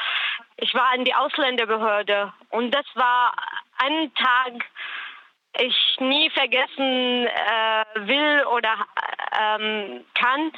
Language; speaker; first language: German; non-native, learner; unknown